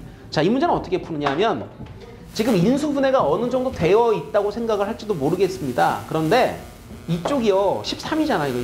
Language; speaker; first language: Korean; native; Korean